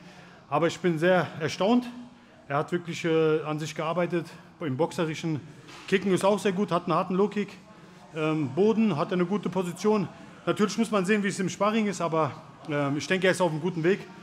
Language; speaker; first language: German; native; German